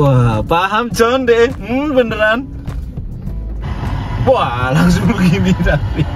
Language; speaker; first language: Indonesian; native; Indonesian